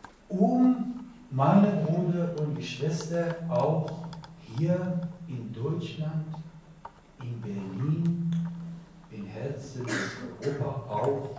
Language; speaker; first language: German; non-native, learner; Persian